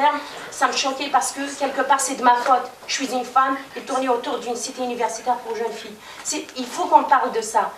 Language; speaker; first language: French; non-native, local second language; Kabyle